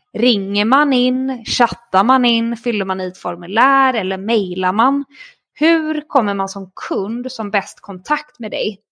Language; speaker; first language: Swedish; native; Swedish